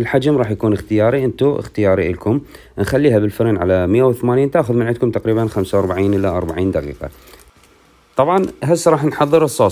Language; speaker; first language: Arabic; native; Arabic